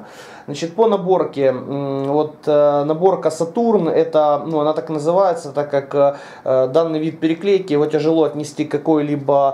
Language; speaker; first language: Russian; native; Russian